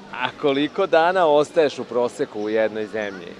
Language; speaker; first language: Serbian; native; Serbian